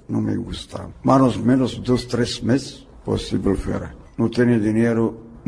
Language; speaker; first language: Spanish; non-native, learner; Romanian